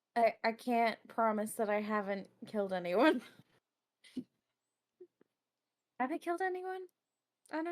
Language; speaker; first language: English; native; English